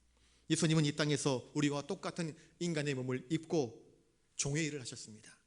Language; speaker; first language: Korean; native; Korean